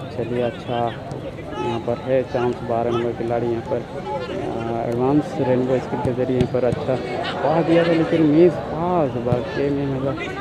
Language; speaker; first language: Hindi; native; Hindi